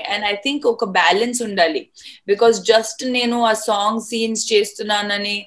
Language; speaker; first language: Telugu; non-native, fluent; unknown